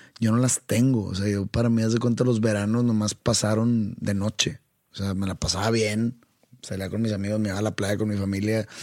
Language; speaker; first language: Spanish; native; Spanish